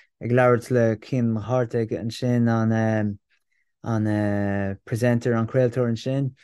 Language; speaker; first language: Irish; non-native, local second language; English